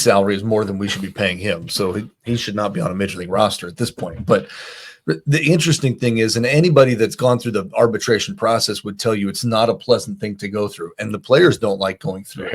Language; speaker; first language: English; native; English